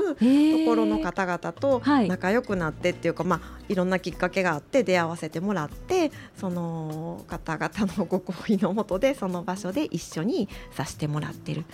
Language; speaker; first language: Japanese; native; Japanese